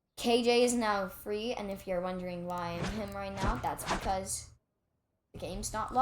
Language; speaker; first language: English; native; English